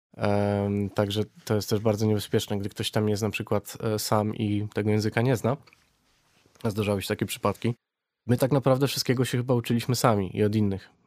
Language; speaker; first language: Polish; native; Polish